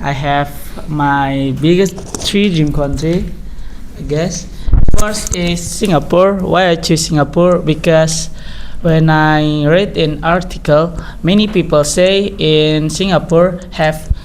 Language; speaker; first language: English; non-native, learner; Indonesian